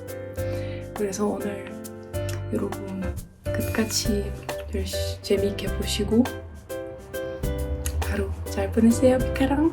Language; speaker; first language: Korean; non-native, learner; Ukrainian